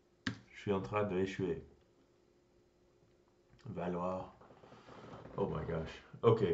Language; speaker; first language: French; non-native, learner; English